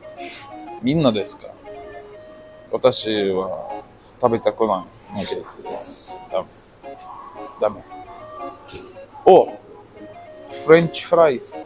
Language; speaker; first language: Japanese; non-native, learner; Russian